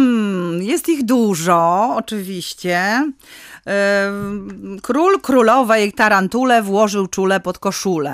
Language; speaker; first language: Polish; native; Polish